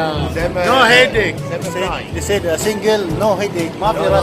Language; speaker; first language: English; non-native, learner; Filipino